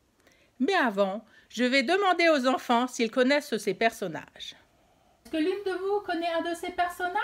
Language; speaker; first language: French; native; French